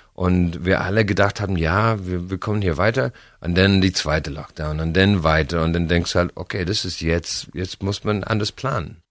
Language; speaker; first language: German; non-native, fluent; English